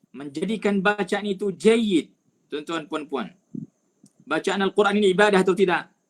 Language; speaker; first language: Malay; native; Malay